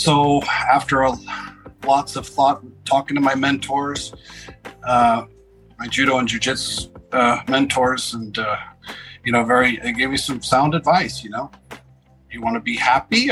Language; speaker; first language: English; native; English